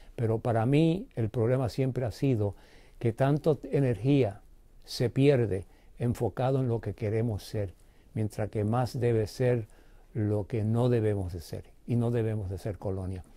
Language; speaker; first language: Spanish; early bilingual, heritage; Spanish